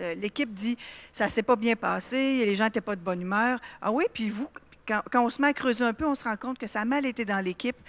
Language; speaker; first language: French; native; French